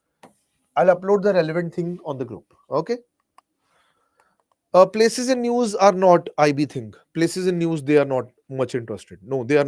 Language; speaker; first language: English; non-native, local second language; Hindi